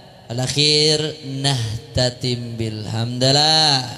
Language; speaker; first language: Arabic; non-native, fluent; Indonesian